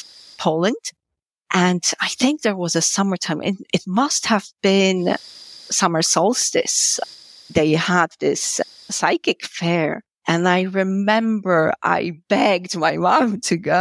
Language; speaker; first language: English; non-native, fluent; Polish